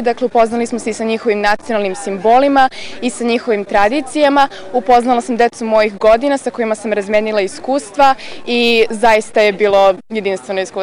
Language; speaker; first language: Serbian; native; Serbian